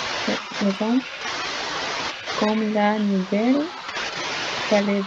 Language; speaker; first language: French; non-native, learner; Spanish